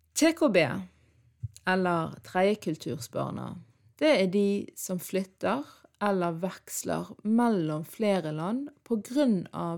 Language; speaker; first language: Norwegian; early bilingual, other home language; Arabic